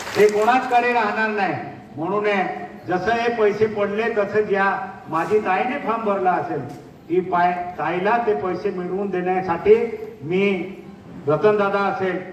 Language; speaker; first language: Marathi; non-native, local second language; Bhili